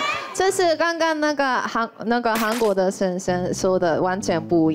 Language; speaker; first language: Chinese; non-native, fluent; Japanese